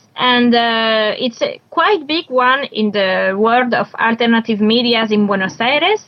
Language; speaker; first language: English; non-native, learner; French